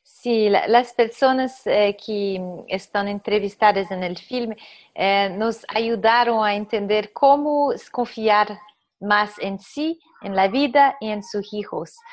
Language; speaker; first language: Spanish; non-native, fluent; Portuguese